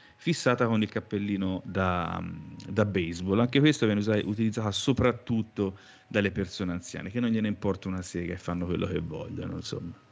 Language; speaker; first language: Italian; native; Italian